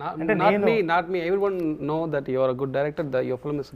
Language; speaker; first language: Telugu; non-native, learner; Tamil